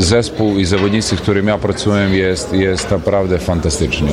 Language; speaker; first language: Polish; non-native, fluent; Serbian